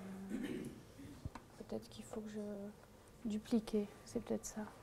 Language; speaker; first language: French; native; French